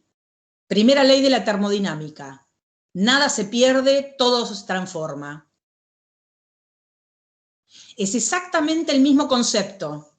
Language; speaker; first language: Spanish; native; Spanish